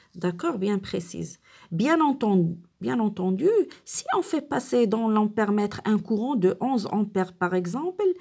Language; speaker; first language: French; non-native, local second language; Arabic